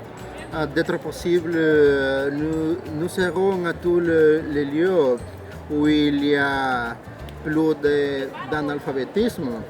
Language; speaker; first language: French; non-native, learner; Spanish